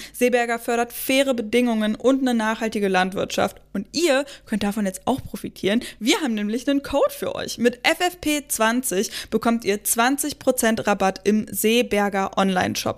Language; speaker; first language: German; native; German